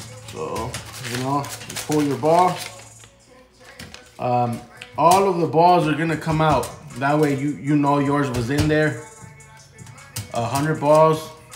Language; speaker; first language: English; early bilingual, other home language; Spanish